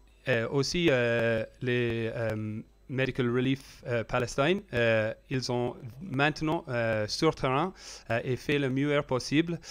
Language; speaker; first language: French; non-native, learner; English